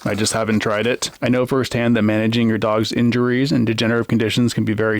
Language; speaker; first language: English; native; English